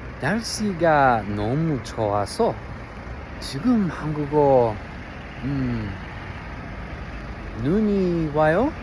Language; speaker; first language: Korean; non-native, learner; English